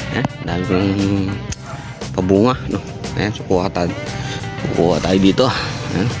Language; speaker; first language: Filipino; non-native, local second language; Iloko